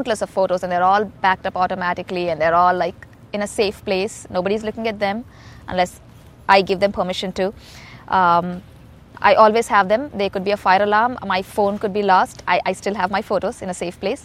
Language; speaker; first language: English; non-native, local second language; Telugu